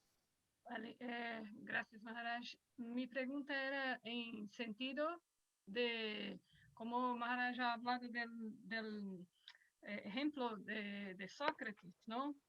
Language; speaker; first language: Spanish; non-native, fluent; Portuguese